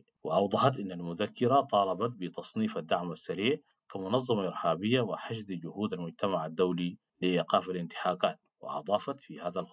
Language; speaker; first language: Arabic; native; Arabic